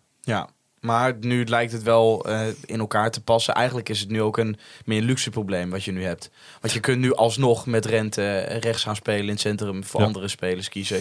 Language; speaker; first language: Dutch; native; Dutch